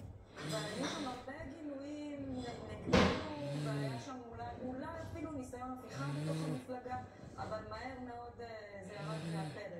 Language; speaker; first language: Hebrew; native; Hebrew